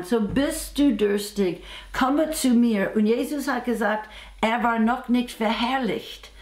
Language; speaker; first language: German; non-native, fluent; English